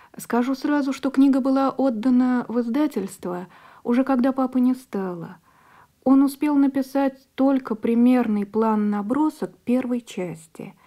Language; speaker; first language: Russian; native; Russian